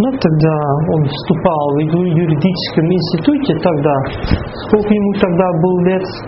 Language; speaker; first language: Russian; non-native, fluent; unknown